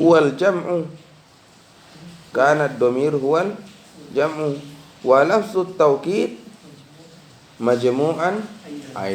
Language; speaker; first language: Arabic; non-native, fluent; Indonesian